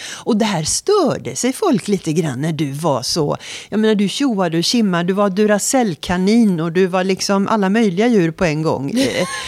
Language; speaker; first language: Swedish; native; Swedish